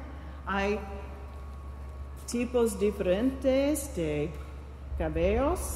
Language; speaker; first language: Spanish; non-native, fluent; English